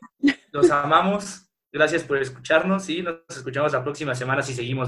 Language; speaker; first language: Spanish; native; Spanish